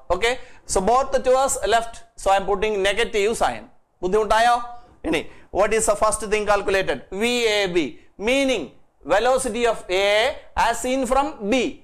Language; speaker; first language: English; non-native, local second language; Malayalam